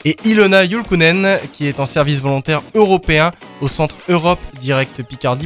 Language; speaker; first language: French; native; French